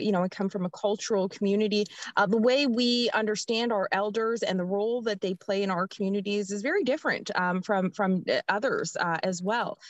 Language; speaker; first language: English; native; English